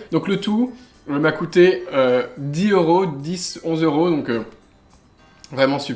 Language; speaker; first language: French; native; French